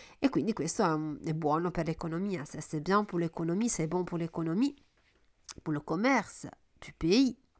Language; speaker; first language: French; non-native, fluent; Italian